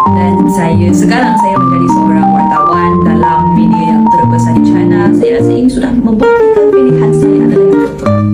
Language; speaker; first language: Malay; non-native, fluent; Chinese